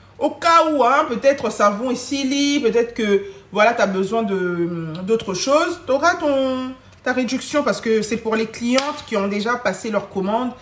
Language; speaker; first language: French; early bilingual, other home language; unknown